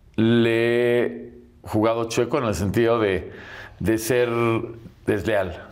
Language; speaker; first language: Spanish; native; Spanish